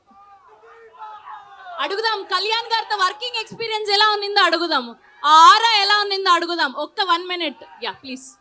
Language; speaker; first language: Telugu; native; Telugu